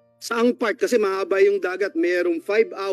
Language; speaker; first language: Filipino; native; Filipino